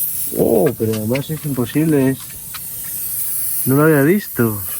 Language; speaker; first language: Spanish; native; Spanish